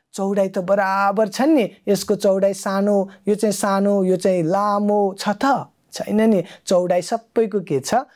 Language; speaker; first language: Nepali; native; Nepali